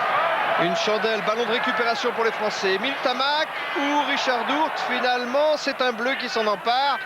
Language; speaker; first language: French; native; French